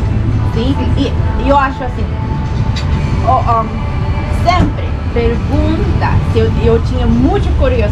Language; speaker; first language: Portuguese; early bilingual, heritage; Portuguese